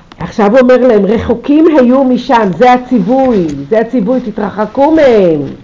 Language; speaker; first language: Hebrew; native; Hebrew